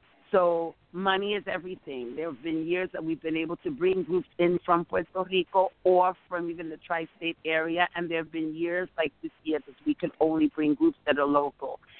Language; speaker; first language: English; native; English